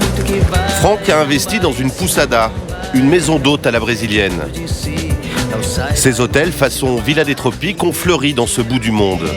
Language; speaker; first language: French; native; French